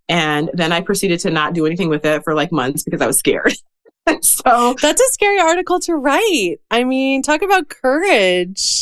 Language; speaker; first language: English; native; English